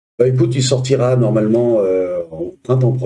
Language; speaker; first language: French; native; French